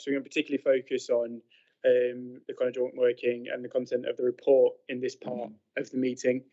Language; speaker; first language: English; native; English